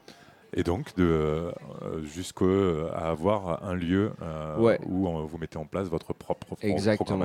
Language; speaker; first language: French; native; French